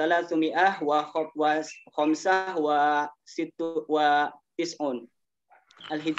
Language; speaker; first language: Arabic; non-native, learner; Indonesian